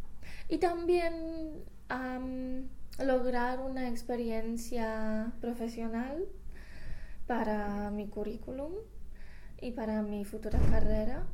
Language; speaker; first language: Spanish; non-native, fluent; English